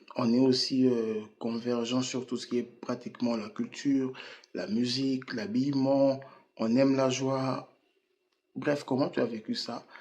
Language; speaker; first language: French; non-native, local second language; Lingala